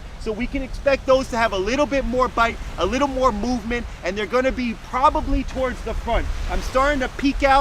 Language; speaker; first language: English; native; English